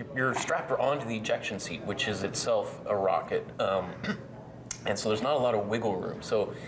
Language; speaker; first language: English; native; English